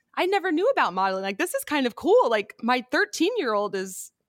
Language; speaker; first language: English; native; English